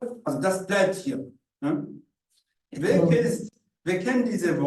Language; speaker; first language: German; non-native, fluent; Rundi